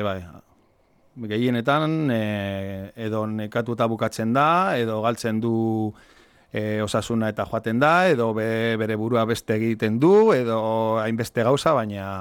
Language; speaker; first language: Basque; non-native, local second language; Spanish